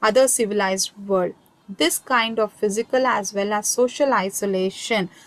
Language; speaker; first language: English; non-native, local second language; Kannada